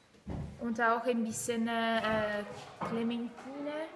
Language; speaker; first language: German; non-native, learner; Italian